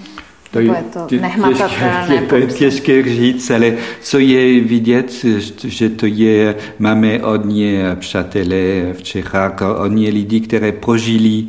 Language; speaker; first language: Czech; non-native, fluent; French